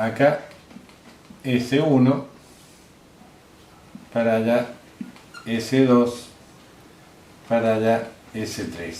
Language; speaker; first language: Spanish; native; Spanish